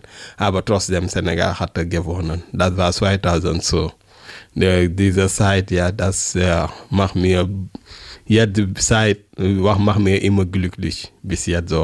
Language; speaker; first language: German; non-native, learner; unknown